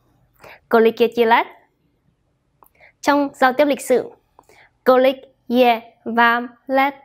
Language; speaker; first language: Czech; non-native, fluent; Vietnamese